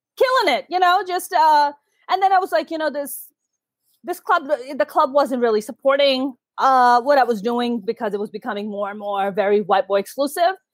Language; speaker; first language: English; early bilingual, other home language; Urdu